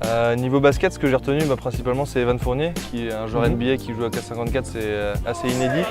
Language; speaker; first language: French; native; French